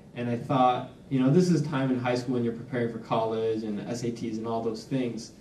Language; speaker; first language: English; native; English